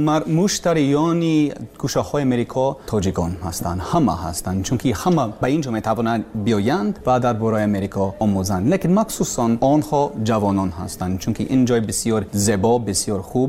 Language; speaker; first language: Persian; non-native, learner; English